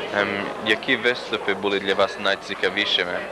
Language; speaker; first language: Ukrainian; early bilingual, heritage; Ukrainian